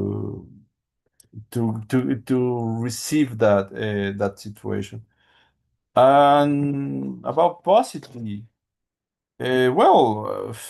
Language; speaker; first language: English; non-native, learner; Spanish